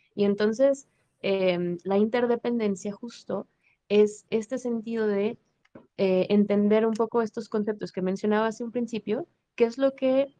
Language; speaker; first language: Spanish; native; Spanish